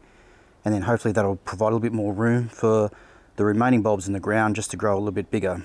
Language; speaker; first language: English; native; English